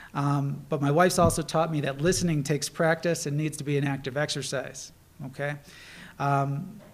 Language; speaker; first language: English; native; English